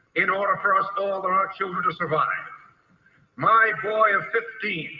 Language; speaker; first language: English; native; English